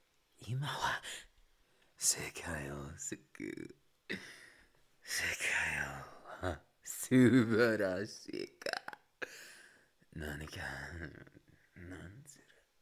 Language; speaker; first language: Japanese; non-native, learner; Spanish